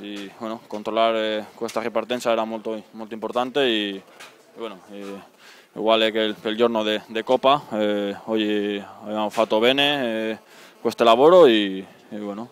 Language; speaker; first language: Italian; non-native, learner; Spanish